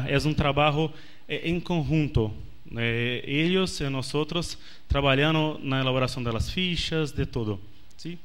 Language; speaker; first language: Spanish; non-native, learner; Portuguese